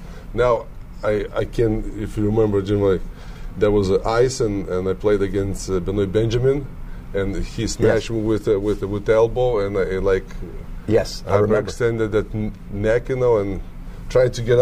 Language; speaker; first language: English; non-native, learner; Lithuanian